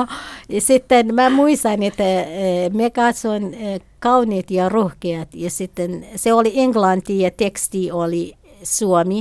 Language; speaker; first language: Finnish; non-native, learner; Kurdish